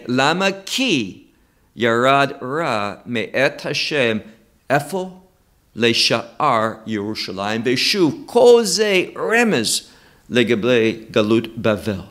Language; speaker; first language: Hebrew; non-native, fluent; English